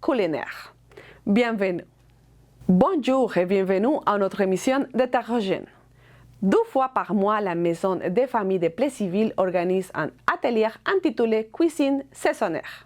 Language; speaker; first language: French; non-native, fluent; Spanish